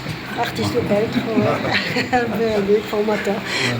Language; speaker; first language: French; non-native, local second language; Arabic